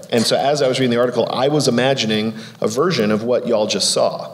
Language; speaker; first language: English; native; English